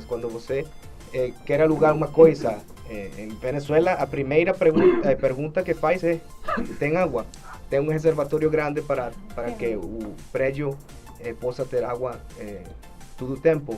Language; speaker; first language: Portuguese; non-native, fluent; Spanish